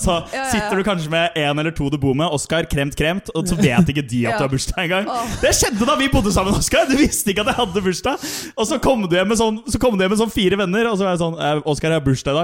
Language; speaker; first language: Norwegian; native; Norwegian